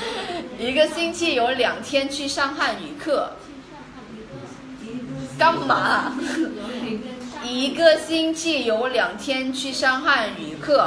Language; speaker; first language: Chinese; non-native, fluent; Vietnamese